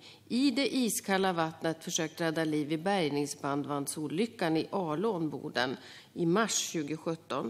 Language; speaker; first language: Swedish; native; Swedish